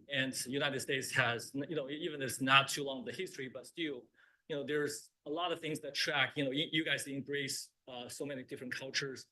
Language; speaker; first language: English; non-native, fluent; Chinese